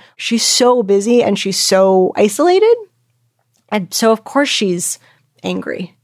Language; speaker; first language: English; native; English